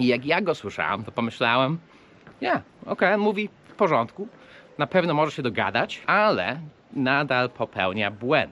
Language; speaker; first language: Polish; early bilingual, heritage; English